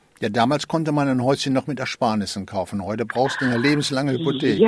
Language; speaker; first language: German; native; German